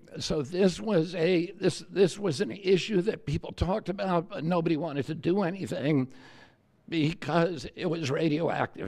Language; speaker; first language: English; native; English